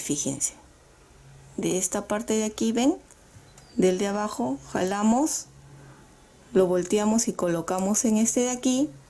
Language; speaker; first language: Spanish; native; Spanish